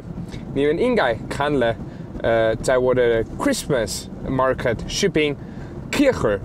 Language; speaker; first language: Chinese; non-native, learner; German